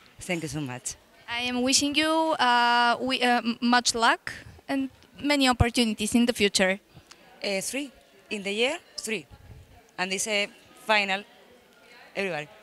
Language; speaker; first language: English; non-native, learner; Bulgarian